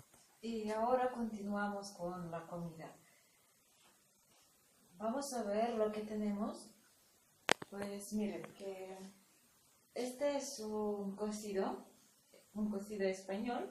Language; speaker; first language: Spanish; non-native, learner; Russian